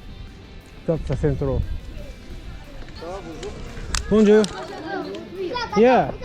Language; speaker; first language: English; non-native, learner; Japanese